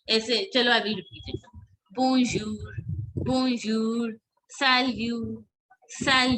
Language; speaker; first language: French; non-native, fluent; Hindi